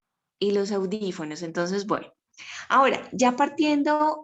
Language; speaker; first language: Spanish; native; Spanish